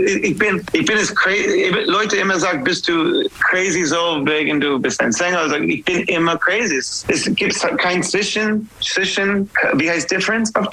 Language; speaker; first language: German; non-native, fluent; English